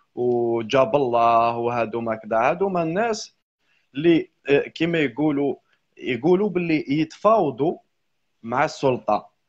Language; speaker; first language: Arabic; native; Arabic